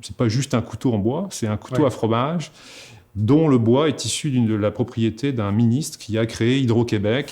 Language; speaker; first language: French; native; French